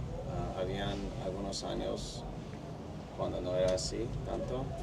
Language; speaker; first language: Spanish; non-native, fluent; English